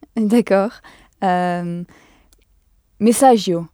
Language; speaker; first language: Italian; non-native, learner; French